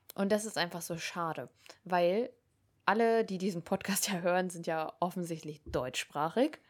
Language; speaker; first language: German; native; German